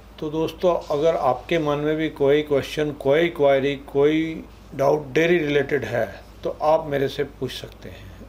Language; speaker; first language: Hindi; non-native, local second language; Punjabi